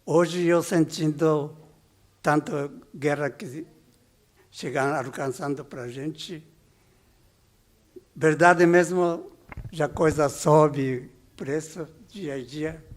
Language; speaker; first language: Portuguese; non-native, learner; Japanese